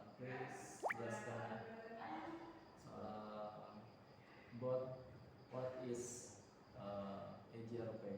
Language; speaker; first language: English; non-native, learner; Indonesian